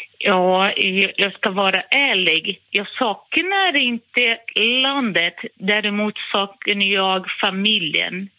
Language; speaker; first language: Swedish; non-native, fluent; Portuguese